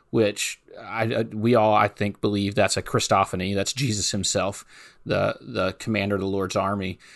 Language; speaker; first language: English; native; English